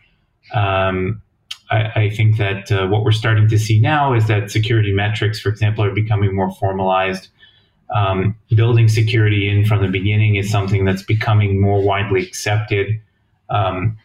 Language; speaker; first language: English; native; English